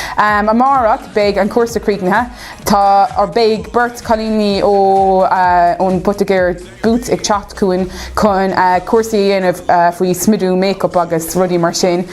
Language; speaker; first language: Irish; non-native, local second language; English